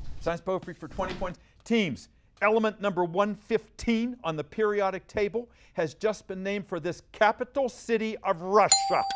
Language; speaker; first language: English; native; English